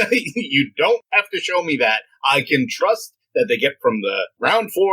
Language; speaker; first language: English; native; English